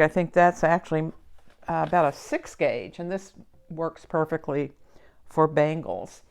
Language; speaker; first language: English; native; English